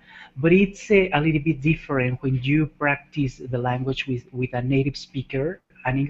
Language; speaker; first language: English; non-native, fluent; Spanish